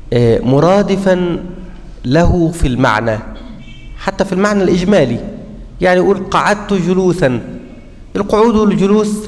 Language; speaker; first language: Arabic; native; Arabic